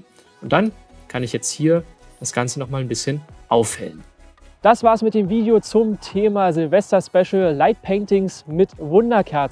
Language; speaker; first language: German; native; German